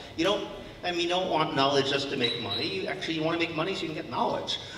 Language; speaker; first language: English; native; English